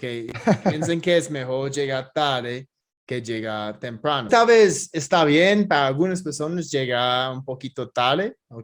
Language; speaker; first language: Spanish; non-native, fluent; English